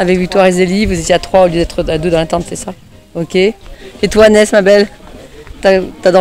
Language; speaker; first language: French; native; French